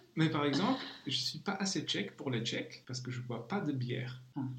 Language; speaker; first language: French; non-native, fluent; Czech